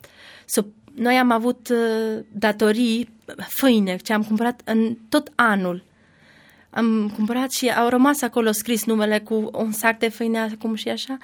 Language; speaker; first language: Romanian; non-native, learner; Albanian